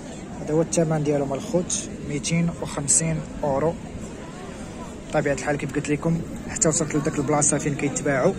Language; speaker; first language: Arabic; native; Arabic